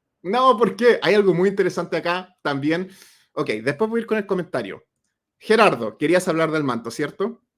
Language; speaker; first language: Spanish; native; Spanish